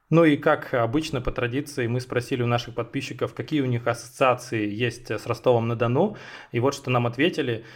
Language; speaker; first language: Russian; native; Russian